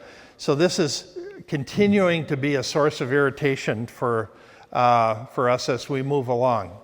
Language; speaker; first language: English; native; English